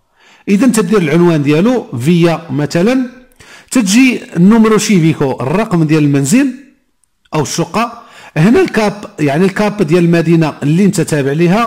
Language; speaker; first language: Arabic; native; Arabic